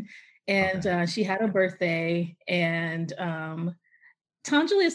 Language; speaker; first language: English; native; English